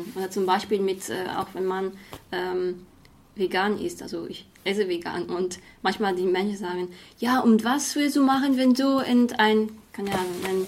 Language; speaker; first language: German; non-native, fluent; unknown